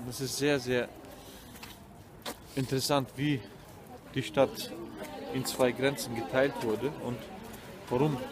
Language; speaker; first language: German; non-native, fluent; Turkish